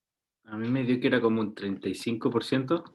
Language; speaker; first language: Spanish; native; Spanish